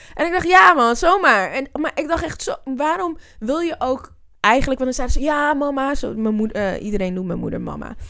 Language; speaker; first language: Dutch; native; Dutch